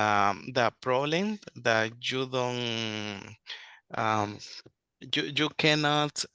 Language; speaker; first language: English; non-native, learner; Spanish